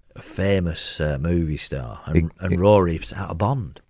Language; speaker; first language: English; native; English